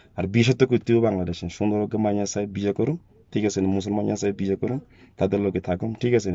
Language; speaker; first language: Bangla; non-native, fluent; Zulu